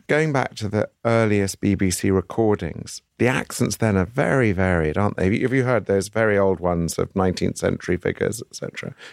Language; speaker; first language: English; native; English